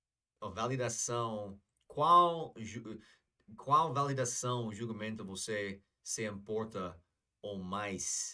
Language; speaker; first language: Portuguese; non-native, fluent; English